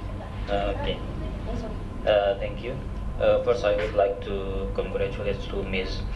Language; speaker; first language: English; non-native, local second language; Indonesian